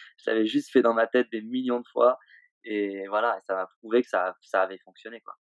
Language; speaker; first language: French; native; French